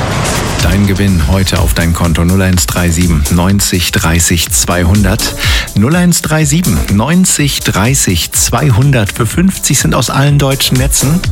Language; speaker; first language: German; native; German